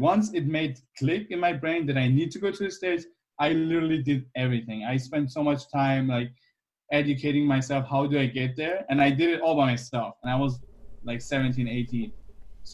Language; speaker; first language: English; non-native, fluent; German